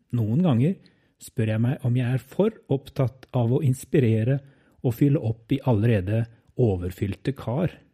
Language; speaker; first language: Norwegian; native; Norwegian